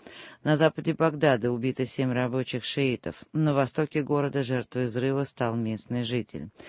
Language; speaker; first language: Russian; native; Russian